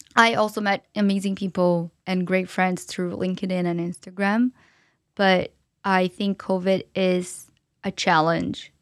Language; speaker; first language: English; non-native, fluent; Portuguese